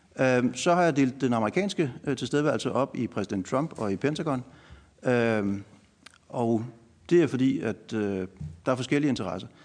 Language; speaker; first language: Danish; native; Danish